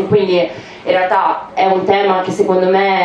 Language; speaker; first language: Italian; native; Italian